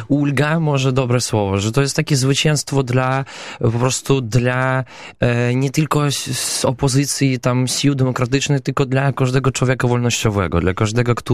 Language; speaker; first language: Polish; non-native, local second language; Belarusian